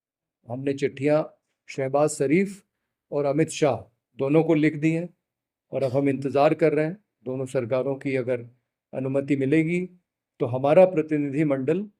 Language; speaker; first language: Hindi; native; Hindi